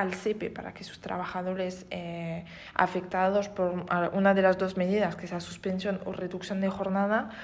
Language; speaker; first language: Spanish; non-native, fluent; French